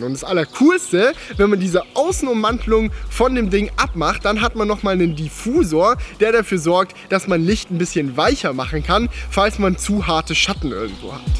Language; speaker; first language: German; native; German